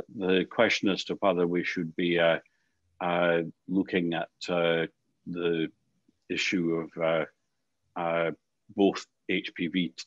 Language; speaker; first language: English; native; English